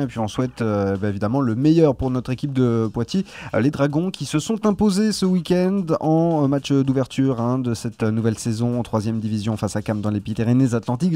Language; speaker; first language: French; native; French